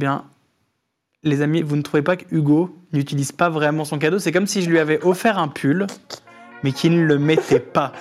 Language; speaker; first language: French; native; French